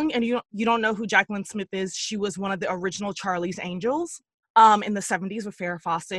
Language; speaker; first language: English; native; English